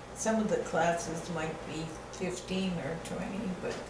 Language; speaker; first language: English; native; English